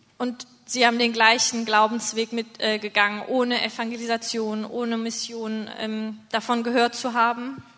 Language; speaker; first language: German; native; German